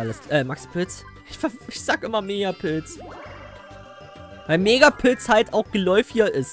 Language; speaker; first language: German; native; German